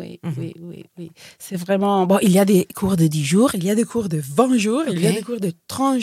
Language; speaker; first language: French; non-native, fluent; Italian